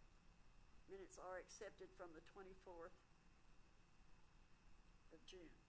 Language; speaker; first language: English; native; English